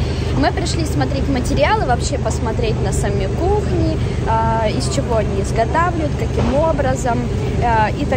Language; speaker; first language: Russian; native; Russian